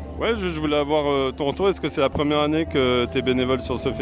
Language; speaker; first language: French; native; French